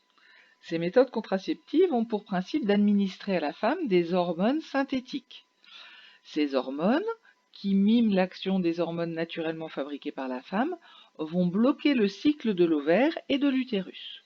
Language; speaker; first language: French; native; French